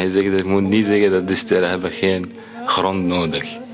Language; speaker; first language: Dutch; non-native, learner; Arabic